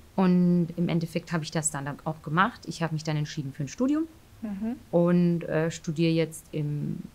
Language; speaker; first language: German; early bilingual, other home language; Albanian